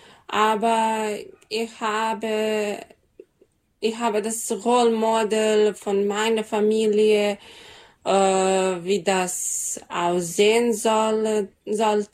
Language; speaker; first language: German; non-native, learner; Serbian